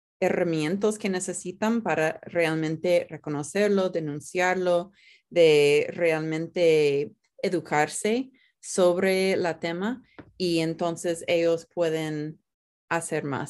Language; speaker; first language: Spanish; non-native, fluent; English